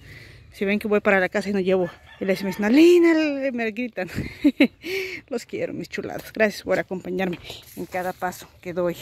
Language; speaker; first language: Spanish; native; Spanish